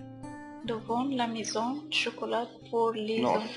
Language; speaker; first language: French; non-native, learner; Arabic